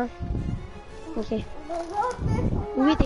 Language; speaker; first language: French; native; French